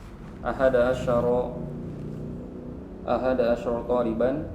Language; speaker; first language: Arabic; non-native, learner; Indonesian